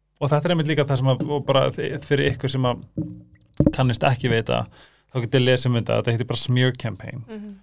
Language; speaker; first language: Icelandic; native; Icelandic